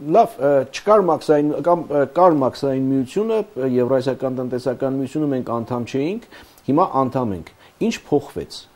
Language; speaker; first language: Armenian; native; Armenian